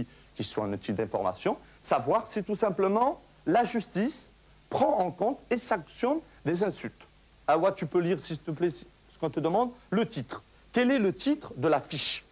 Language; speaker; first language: French; native; French